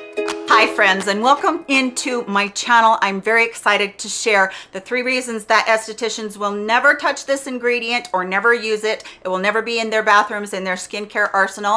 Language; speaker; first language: English; native; English